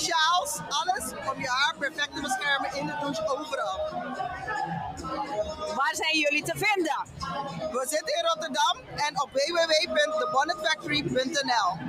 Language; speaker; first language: Dutch; non-native, local second language; Papiamento